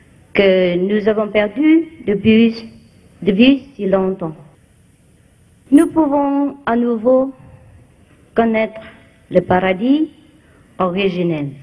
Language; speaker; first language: French; non-native, fluent; Vietnamese